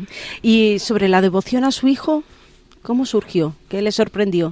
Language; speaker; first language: Spanish; native; Spanish